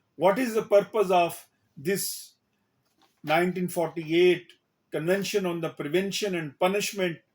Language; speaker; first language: English; non-native, local second language; Urdu